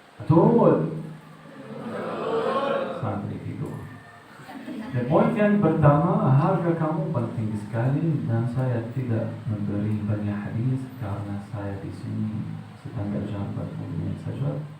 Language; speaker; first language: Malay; non-native, learner; Arabic